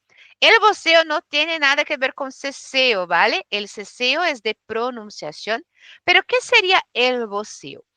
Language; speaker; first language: Spanish; non-native, fluent; Portuguese